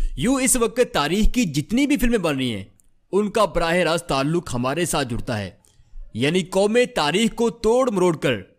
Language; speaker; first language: Urdu; native; Urdu